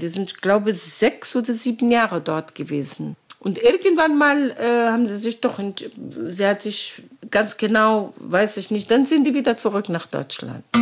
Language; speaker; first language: German; non-native, learner; Arabic